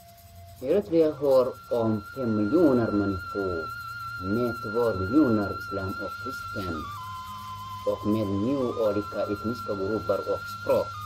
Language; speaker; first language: Swedish; non-native, learner; Tigrinya